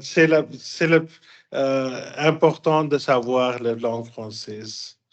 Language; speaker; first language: French; non-native, fluent; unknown